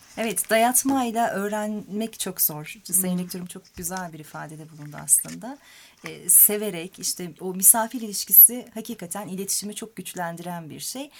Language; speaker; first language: Turkish; native; Turkish